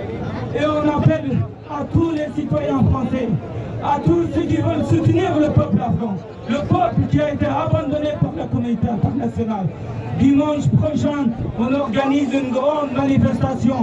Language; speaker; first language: French; non-native, fluent; Persian